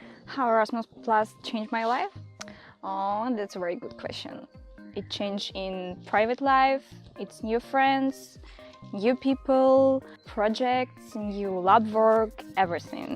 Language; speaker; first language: English; non-native, learner; Ukrainian